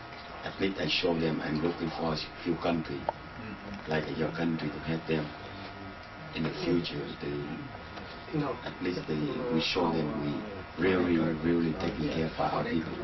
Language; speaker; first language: English; non-native, learner; Vietnamese